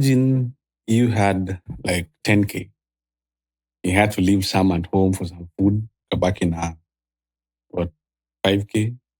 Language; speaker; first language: English; non-native, local second language; Swahili